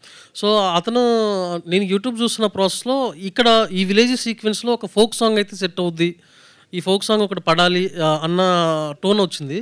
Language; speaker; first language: Telugu; native; Telugu